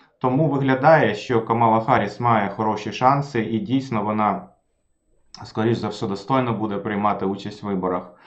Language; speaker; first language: Ukrainian; non-native, local second language; Russian